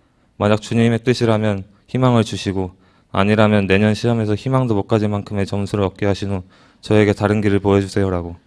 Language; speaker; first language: Korean; native; Korean